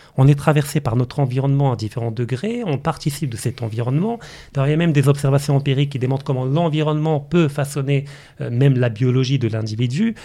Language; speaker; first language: French; non-native, local second language; Arabic